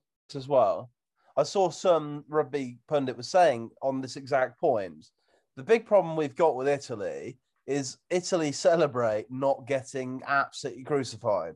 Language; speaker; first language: English; native; English